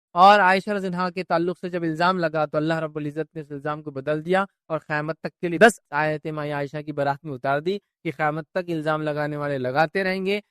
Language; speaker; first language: Urdu; native; Urdu